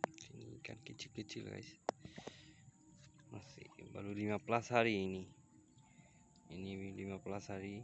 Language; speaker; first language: Indonesian; non-native, fluent; Bangla